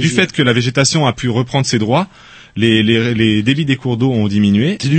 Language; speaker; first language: French; native; French